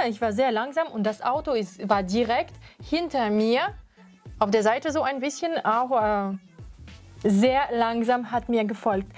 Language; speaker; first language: German; non-native, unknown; Russian